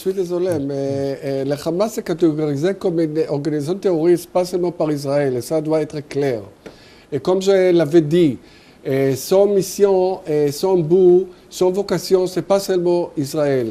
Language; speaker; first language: French; non-native, fluent; Hebrew